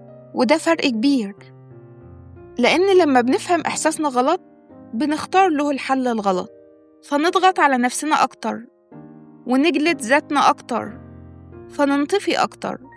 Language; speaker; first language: Arabic; native; Arabic